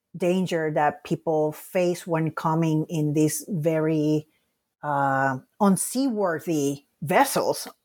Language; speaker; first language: English; non-native, fluent; Spanish